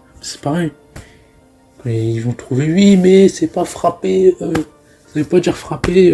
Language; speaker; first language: French; native; French